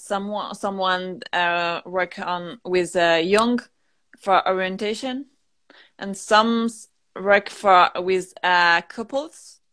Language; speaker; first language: English; non-native, learner; French